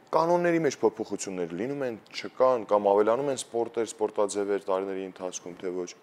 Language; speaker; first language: Armenian; native; Armenian